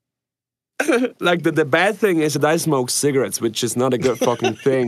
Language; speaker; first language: English; non-native, fluent; Swiss German